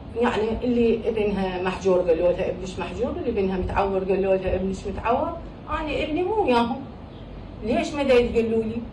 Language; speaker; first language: Arabic; native; Arabic